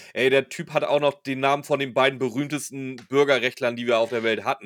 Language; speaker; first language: German; native; German